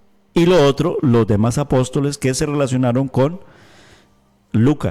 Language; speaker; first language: Spanish; native; Spanish